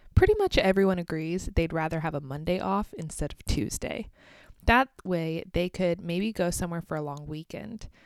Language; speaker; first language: English; native; English